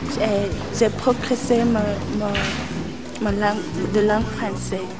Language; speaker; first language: French; non-native, learner; Southern Sotho